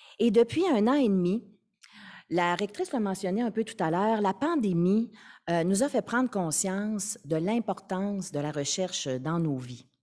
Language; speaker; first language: French; native; French